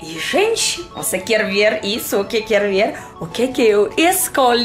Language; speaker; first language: Portuguese; non-native, fluent; Russian